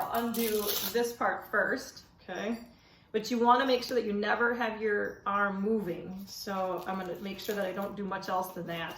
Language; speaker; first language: English; native; English